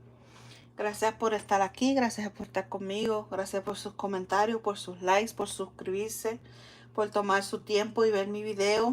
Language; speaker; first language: Spanish; early bilingual, heritage; Spanish